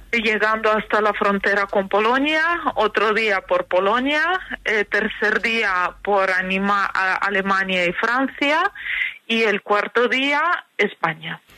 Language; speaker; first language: Spanish; non-native, fluent; Ukrainian